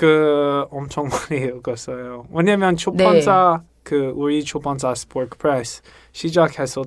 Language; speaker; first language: Korean; non-native, learner; English